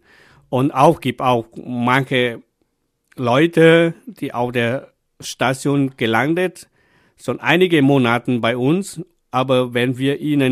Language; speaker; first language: German; non-native, fluent; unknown